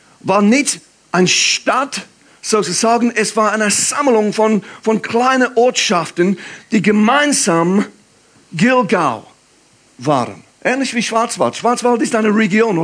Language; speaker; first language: German; non-native, fluent; English